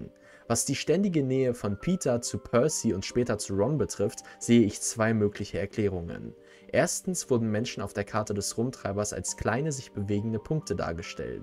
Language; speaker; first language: German; native; German